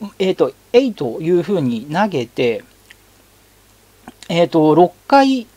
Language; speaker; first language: Japanese; native; Japanese